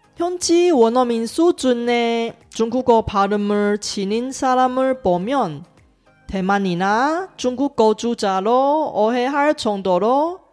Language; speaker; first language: Korean; non-native, fluent; Chinese